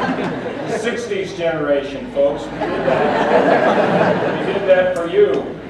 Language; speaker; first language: English; native; English